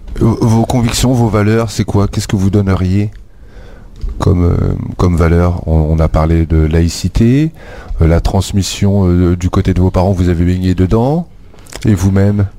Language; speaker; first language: French; native; French